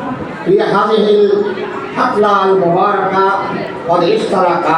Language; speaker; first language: Arabic; non-native, fluent; Bangla